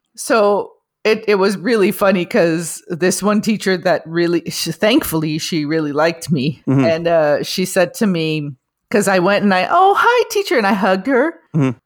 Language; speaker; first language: English; non-native, fluent; Portuguese